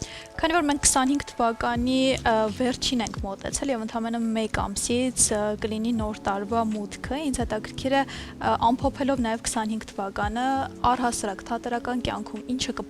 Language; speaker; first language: Armenian; native; Armenian